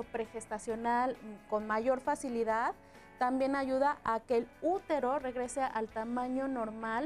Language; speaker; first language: Spanish; native; Spanish